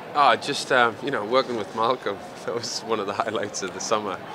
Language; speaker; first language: English; native; English